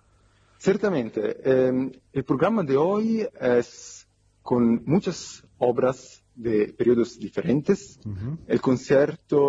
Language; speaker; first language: Spanish; non-native, fluent; Italian